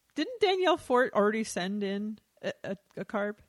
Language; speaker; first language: English; native; English